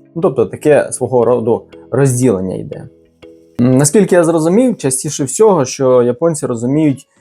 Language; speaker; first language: Ukrainian; native; Ukrainian